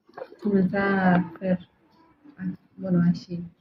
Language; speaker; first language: Catalan; non-native, local second language; Spanish